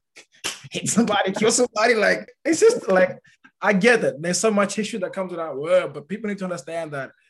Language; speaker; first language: English; early bilingual, other home language; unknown